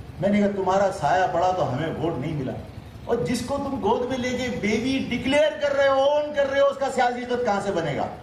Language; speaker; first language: Urdu; native; Urdu